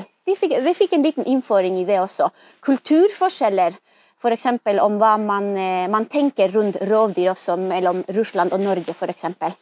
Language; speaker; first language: Norwegian; non-native, fluent; Spanish